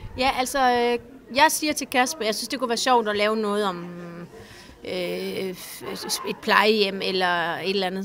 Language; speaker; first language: Danish; native; Danish